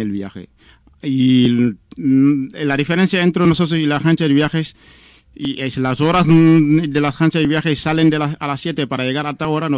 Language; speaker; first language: Spanish; non-native, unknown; Wolof